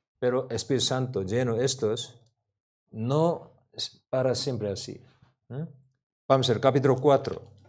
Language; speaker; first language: Spanish; non-native, learner; Korean